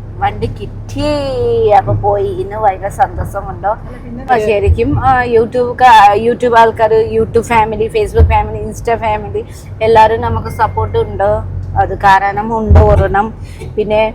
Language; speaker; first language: Malayalam; non-native, learner; Nepali